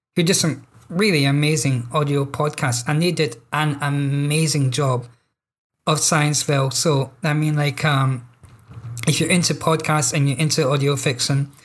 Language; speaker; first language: English; native; English